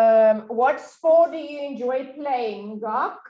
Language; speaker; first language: English; non-native, fluent; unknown